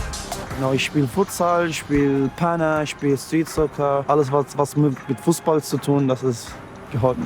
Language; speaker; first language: German; non-native, learner; Arabic